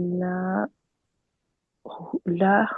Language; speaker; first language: Arabic; non-native, learner; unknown